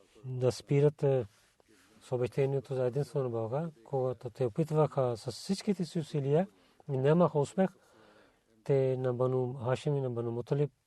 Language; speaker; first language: Bulgarian; non-native, learner; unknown